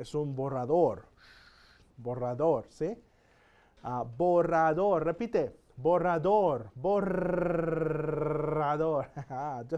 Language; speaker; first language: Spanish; non-native, fluent; English